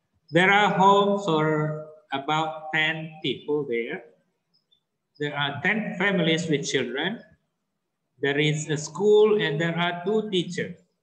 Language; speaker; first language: English; non-native, fluent; Indonesian